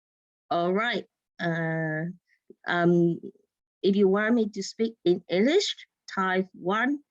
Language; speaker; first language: English; non-native, fluent; Vietnamese